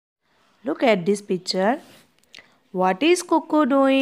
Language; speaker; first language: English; non-native, local second language; Gujarati